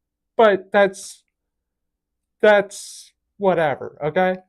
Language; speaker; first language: English; native; English